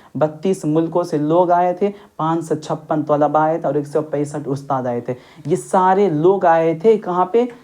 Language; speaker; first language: Urdu; native; Urdu